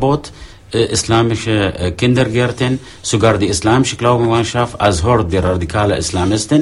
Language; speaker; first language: German; non-native, fluent; Arabic